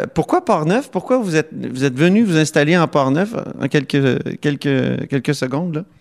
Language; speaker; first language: French; native; French